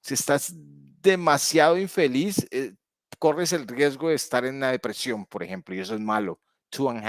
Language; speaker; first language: Spanish; native; Spanish